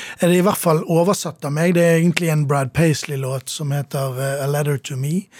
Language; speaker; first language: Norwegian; native; Norwegian